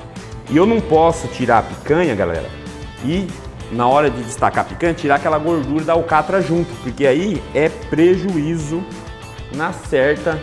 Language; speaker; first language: Portuguese; native; Portuguese